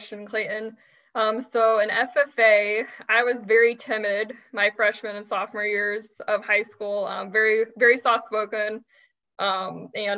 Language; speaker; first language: English; native; English